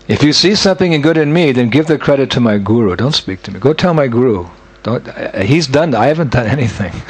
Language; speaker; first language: English; native; English